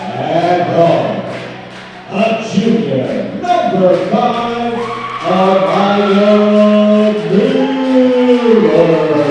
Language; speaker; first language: English; native; English